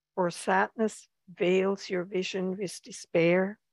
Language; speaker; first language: English; non-native, fluent; German